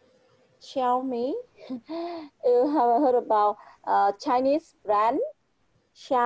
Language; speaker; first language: English; non-native, fluent; Vietnamese